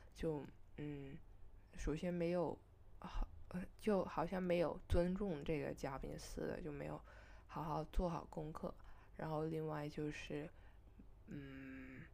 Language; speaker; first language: Chinese; non-native, local second language; Cantonese